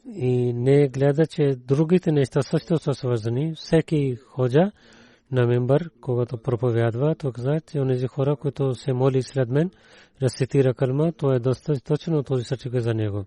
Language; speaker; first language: Bulgarian; non-native, learner; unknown